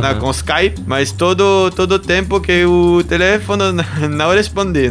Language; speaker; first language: Portuguese; non-native, learner; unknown